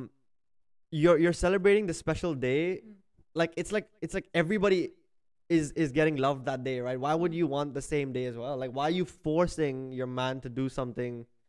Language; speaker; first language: English; non-native, local second language; Hindi